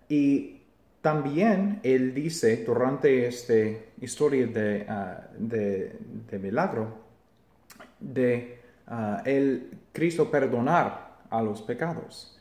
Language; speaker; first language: Spanish; non-native, fluent; English